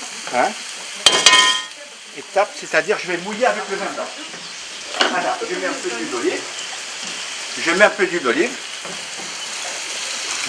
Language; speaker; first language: French; native; French